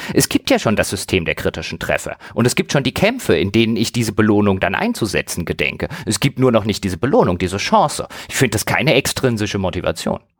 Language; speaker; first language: German; native; German